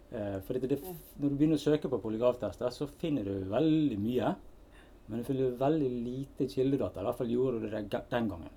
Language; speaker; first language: Norwegian; native; Norwegian